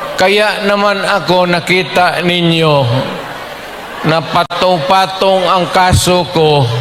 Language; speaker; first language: Filipino; non-native, local second language; Cebuano